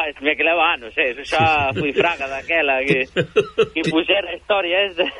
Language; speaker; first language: Galician; early bilingual, heritage; Galician